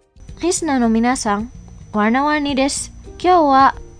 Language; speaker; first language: Japanese; non-native, fluent; Indonesian